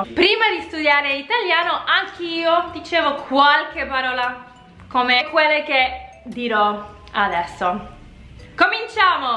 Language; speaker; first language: Italian; non-native, fluent; English